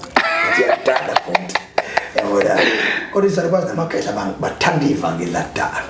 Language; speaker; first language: Zulu; native; Zulu